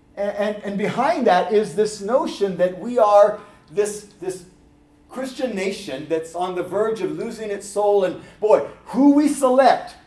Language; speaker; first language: English; native; English